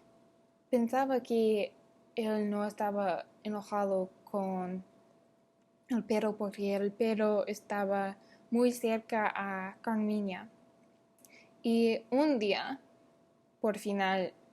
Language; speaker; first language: Spanish; non-native, learner; English